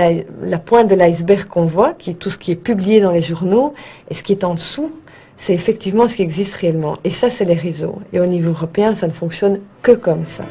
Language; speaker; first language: French; native; French